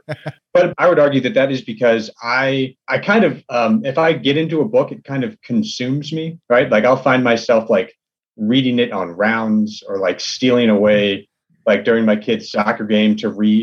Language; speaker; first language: English; native; English